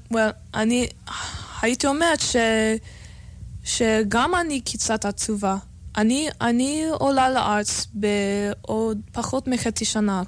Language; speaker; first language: Hebrew; non-native, learner; English